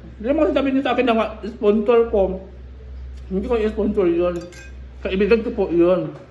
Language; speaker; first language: Filipino; native; Filipino